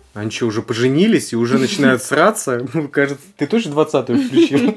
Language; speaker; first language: Russian; native; Russian